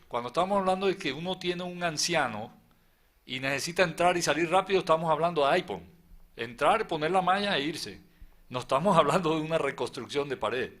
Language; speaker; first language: Spanish; native; Spanish